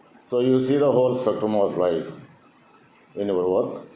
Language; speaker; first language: English; non-native, local second language; Telugu